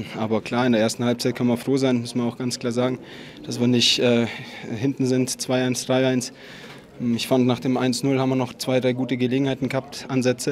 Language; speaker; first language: German; native; German